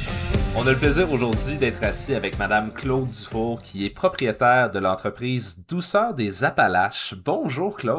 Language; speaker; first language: French; native; French